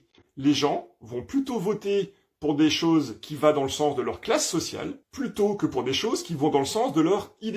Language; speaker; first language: French; native; French